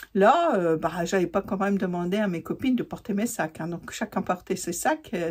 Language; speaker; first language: French; native; French